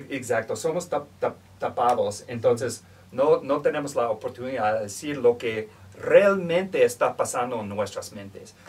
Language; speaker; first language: Spanish; non-native, fluent; English